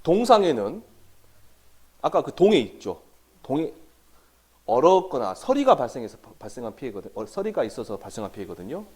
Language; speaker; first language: Korean; native; Korean